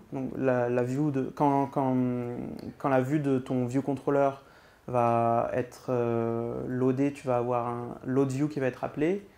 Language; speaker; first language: French; native; French